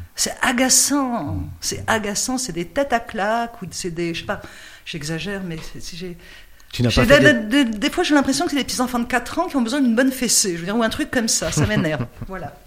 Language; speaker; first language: French; native; French